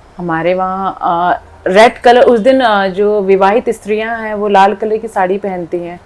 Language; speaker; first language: Hindi; non-native, local second language; Nepali